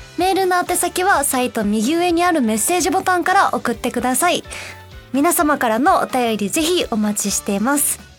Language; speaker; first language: Japanese; native; Japanese